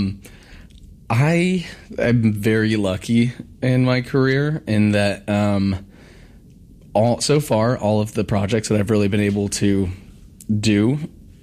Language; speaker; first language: English; native; English